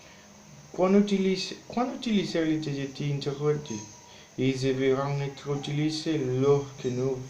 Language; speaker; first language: French; non-native, learner; Spanish